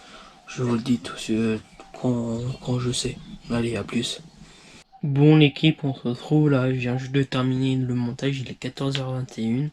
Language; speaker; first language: French; native; French